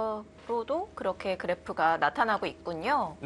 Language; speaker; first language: Korean; native; Korean